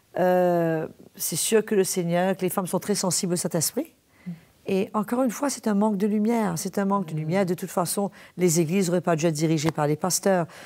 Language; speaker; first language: French; native; French